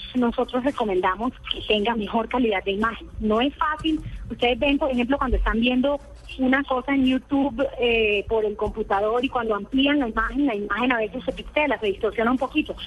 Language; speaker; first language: Spanish; native; Spanish